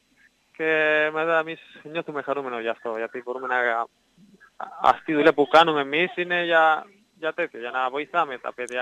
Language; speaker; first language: Greek; non-native, learner; Spanish